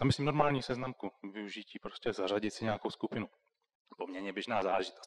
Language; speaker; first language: Czech; native; Czech